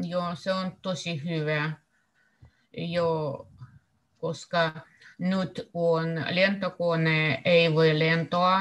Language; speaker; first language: Finnish; non-native, learner; Russian